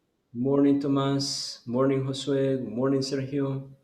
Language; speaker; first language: English; non-native, fluent; Spanish